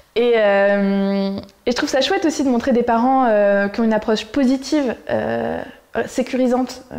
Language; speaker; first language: French; native; French